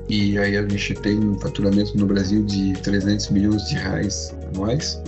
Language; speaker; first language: Portuguese; non-native, fluent; French